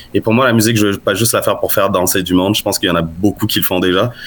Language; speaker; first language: French; non-native, local second language; Lingala